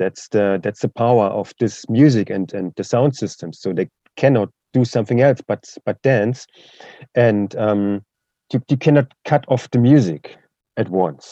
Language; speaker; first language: English; non-native, fluent; German